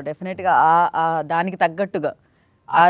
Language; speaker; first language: Telugu; native; Telugu